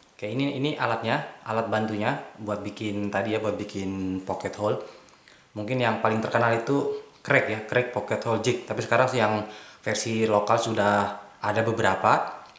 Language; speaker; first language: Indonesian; native; Indonesian